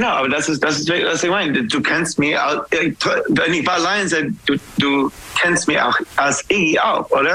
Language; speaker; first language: German; non-native, fluent; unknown